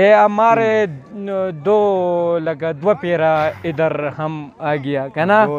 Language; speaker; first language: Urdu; non-native, local second language; Pashto